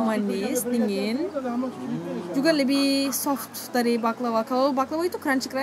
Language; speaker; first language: Indonesian; non-native, fluent; Turkish